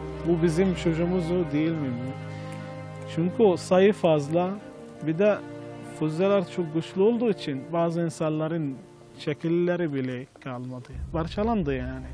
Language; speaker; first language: Turkish; non-native, fluent; Arabic